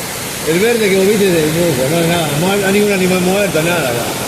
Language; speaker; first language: Spanish; native; Spanish